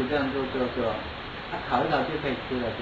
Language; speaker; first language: Chinese; native; Chinese